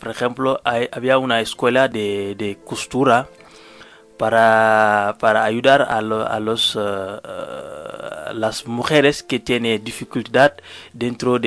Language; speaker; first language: Spanish; non-native, learner; Wolof